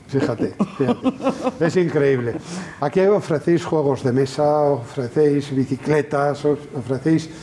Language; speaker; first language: Spanish; native; Spanish